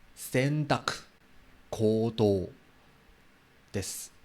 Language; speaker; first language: Japanese; non-native, learner; Chinese